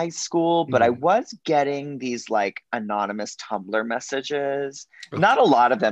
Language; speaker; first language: English; native; English